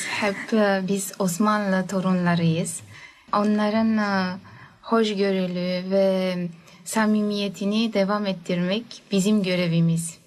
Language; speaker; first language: Turkish; native; Turkish